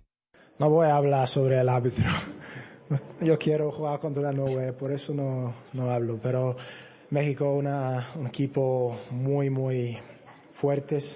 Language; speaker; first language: Spanish; non-native, learner; English